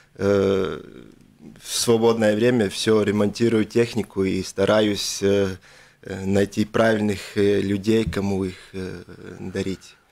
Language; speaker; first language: Russian; non-native, local second language; Latvian